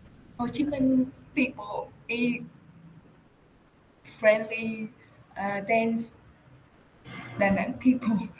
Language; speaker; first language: English; non-native, learner; Vietnamese